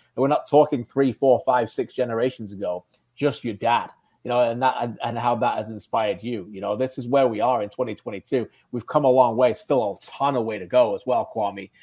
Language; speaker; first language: English; native; English